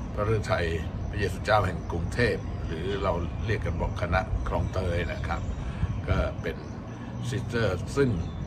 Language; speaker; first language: Thai; native; Thai